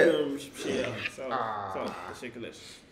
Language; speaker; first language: Turkish; non-native, learner; English